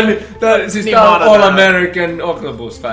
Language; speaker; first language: Finnish; native; Finnish